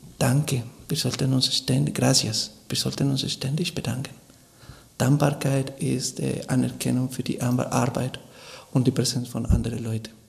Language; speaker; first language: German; non-native, fluent; Spanish